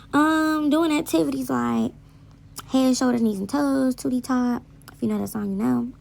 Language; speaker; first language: English; native; English